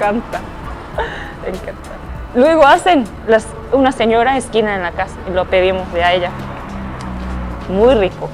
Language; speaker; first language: Spanish; non-native, fluent; Japanese